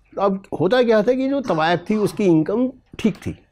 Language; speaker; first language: Hindi; native; Hindi